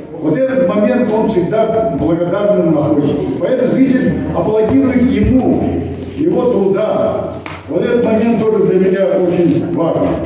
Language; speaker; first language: Russian; non-native, local second language; Yakut